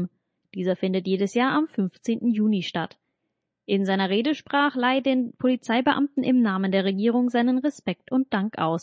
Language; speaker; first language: German; native; German